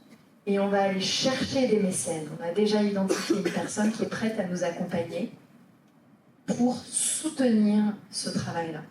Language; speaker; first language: French; native; French